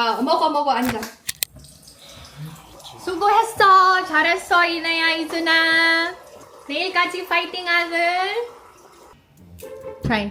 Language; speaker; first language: Korean; non-native, fluent; Filipino